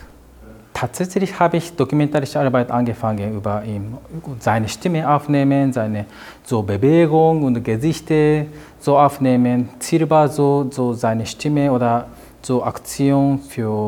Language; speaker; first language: German; non-native, learner; Japanese